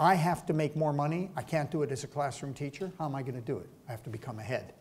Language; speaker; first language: English; native; English